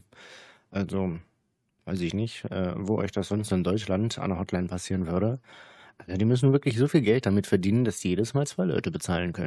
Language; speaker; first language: German; native; German